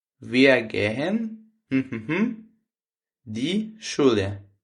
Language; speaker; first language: German; non-native, fluent; Ukrainian